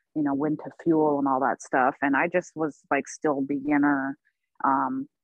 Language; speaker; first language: English; native; English